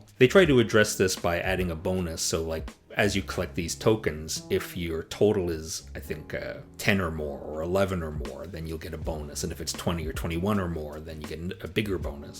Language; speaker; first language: English; native; English